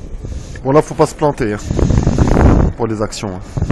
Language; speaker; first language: French; native; French